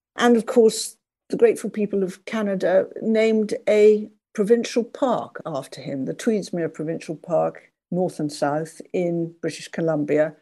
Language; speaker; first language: English; native; English